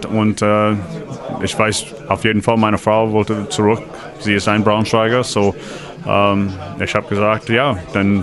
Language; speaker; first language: German; non-native, learner; English